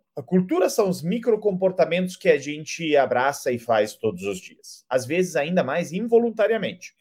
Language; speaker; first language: Portuguese; non-native, fluent; Italian